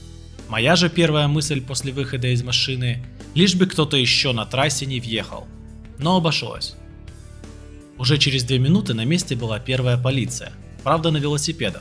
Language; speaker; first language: Russian; native; Russian